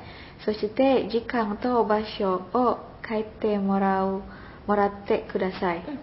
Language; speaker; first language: Japanese; non-native, learner; Indonesian